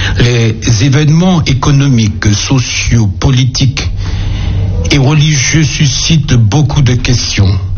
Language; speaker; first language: French; native; French